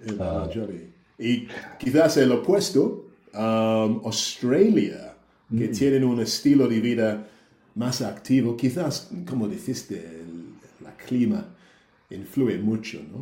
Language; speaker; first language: Spanish; non-native, fluent; English